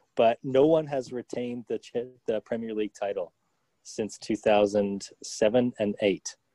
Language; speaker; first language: English; native; English